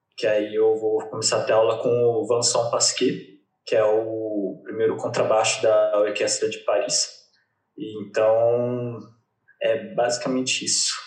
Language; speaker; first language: Portuguese; native; Portuguese